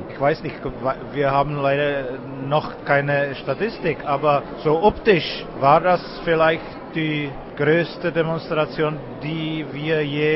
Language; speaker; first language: German; non-native, fluent; Czech